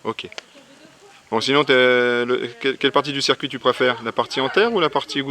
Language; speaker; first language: French; native; French